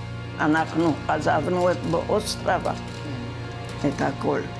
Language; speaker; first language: Hebrew; non-native, fluent; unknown